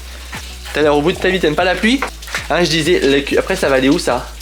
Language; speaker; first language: French; native; French